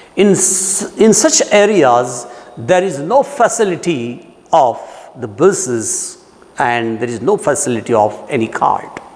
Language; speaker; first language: English; non-native, local second language; Marathi